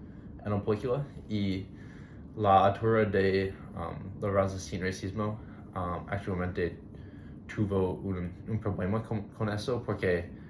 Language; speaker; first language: Spanish; non-native, learner; English